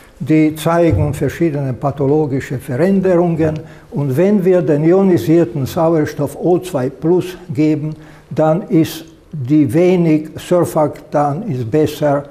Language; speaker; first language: German; non-native, fluent; Slovak